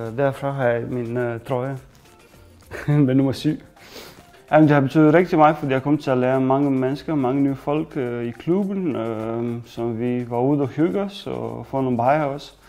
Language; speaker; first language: Danish; non-native, fluent; Romanian